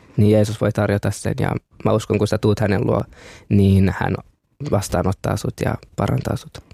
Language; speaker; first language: Finnish; early bilingual, other home language; Kinyarwanda